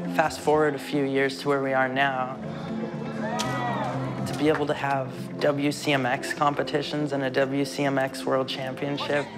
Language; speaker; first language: English; native; English